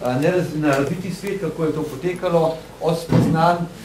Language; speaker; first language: Slovenian; native; Slovenian